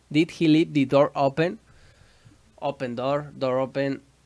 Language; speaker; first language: English; non-native, learner; Spanish